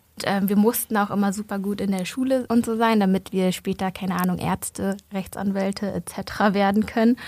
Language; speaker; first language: German; early bilingual, other home language; Vietnamese